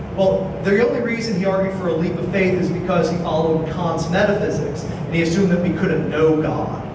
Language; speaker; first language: English; native; English